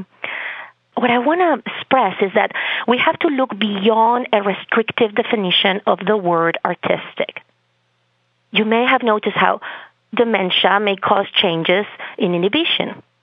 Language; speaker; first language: English; non-native, fluent; Spanish